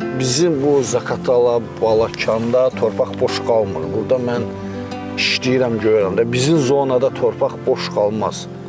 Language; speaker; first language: Azerbaijani; non-native, local second language; Avaric